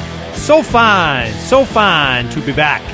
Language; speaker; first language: English; native; English